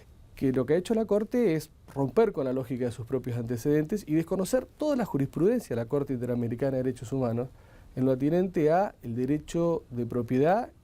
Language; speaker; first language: Spanish; native; Spanish